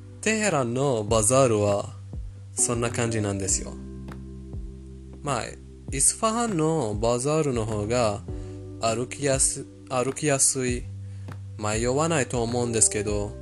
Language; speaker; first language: Japanese; non-native, fluent; Persian